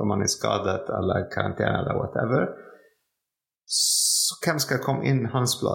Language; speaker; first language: Norwegian; non-native, fluent; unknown